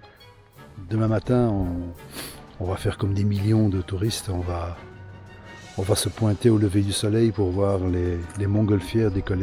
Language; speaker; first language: French; native; French